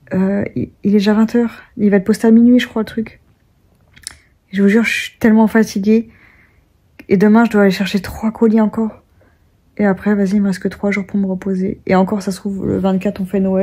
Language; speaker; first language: French; native; French